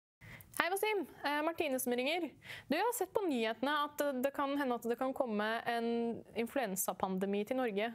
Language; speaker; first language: Norwegian; native; Norwegian